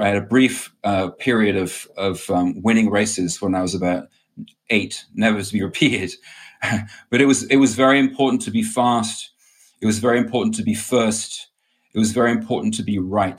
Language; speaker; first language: English; native; English